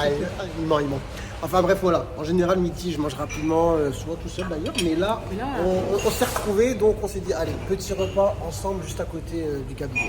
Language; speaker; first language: French; native; French